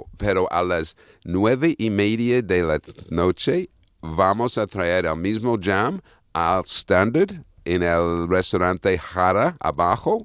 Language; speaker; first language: Spanish; non-native, fluent; English